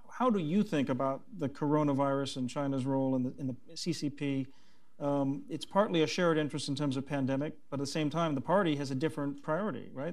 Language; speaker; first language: English; native; English